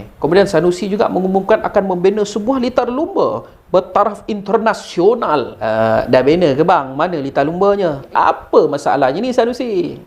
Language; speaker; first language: Malay; native; Malay